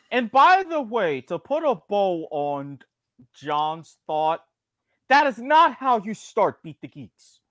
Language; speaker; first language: English; native; English